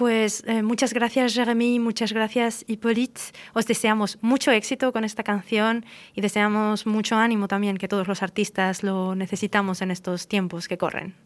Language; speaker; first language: Spanish; native; Spanish